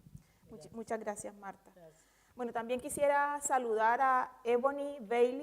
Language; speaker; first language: Spanish; native; Spanish